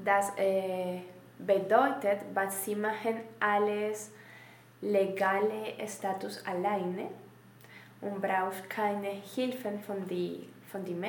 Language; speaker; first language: German; non-native, learner; Spanish